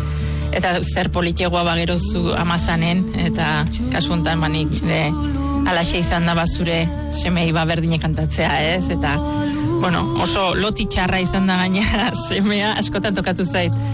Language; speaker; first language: Basque; native; Basque